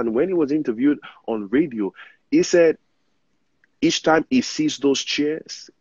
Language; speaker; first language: English; non-native, local second language; Yoruba